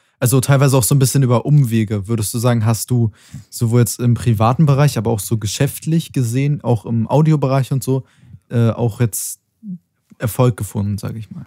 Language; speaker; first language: German; native; German